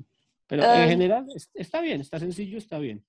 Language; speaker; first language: Spanish; native; Spanish